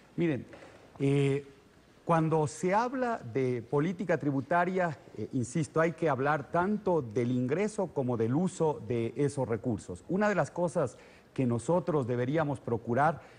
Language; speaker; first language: Spanish; native; Spanish